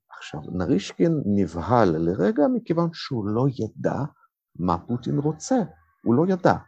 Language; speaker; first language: Hebrew; non-native, fluent; Russian